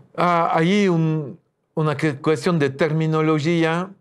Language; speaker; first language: Spanish; non-native, fluent; French